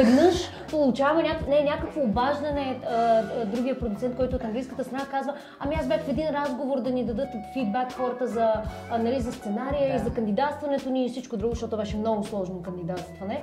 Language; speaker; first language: Bulgarian; native; Bulgarian